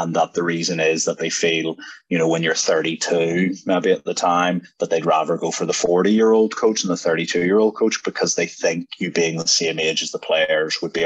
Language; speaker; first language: English; native; English